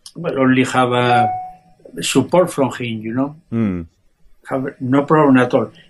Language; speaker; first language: English; non-native, fluent; Spanish